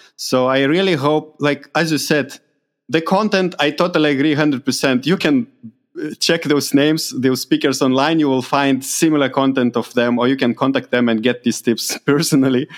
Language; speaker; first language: English; non-native, fluent; Lithuanian